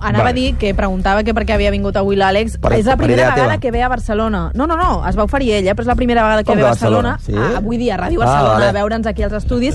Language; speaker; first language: Catalan; native; Catalan